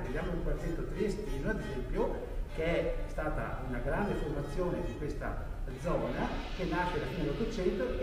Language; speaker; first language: Italian; native; Italian